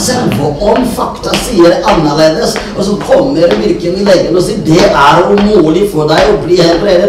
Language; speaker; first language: Norwegian; non-native, fluent; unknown